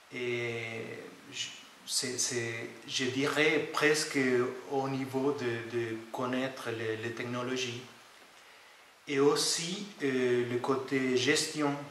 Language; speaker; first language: French; non-native, fluent; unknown